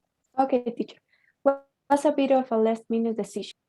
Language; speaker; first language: English; non-native, learner; Spanish